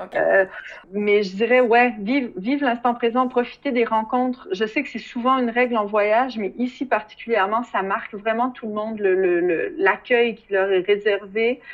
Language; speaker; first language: French; native; French